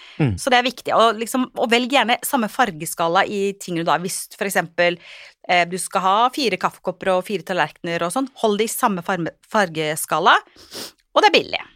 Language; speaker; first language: Norwegian; native; Norwegian